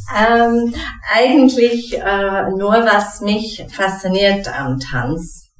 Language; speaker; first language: German; non-native, fluent; English